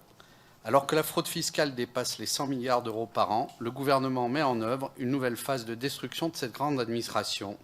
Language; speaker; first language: French; native; French